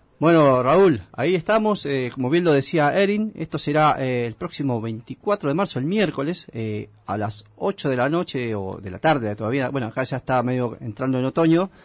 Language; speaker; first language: Spanish; native; Spanish